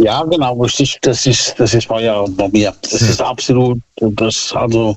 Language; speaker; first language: German; native; German